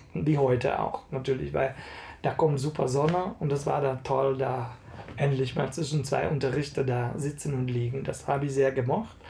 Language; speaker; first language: German; non-native, fluent; Hungarian